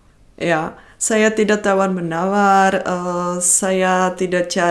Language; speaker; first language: Indonesian; non-native, fluent; Czech